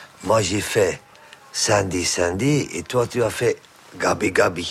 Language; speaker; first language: French; non-native, local second language; Dutch